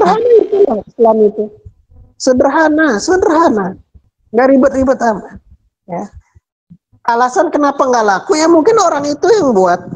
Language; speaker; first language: Indonesian; native; Indonesian